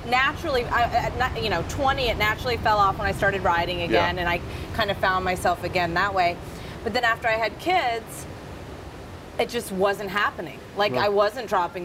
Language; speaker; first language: English; native; English